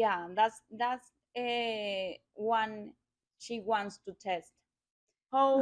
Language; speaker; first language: English; non-native, learner; Spanish